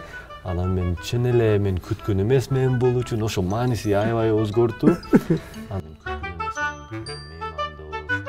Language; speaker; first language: Kyrgyz; non-native, learner; English